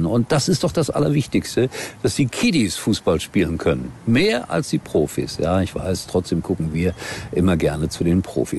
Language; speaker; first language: German; native; German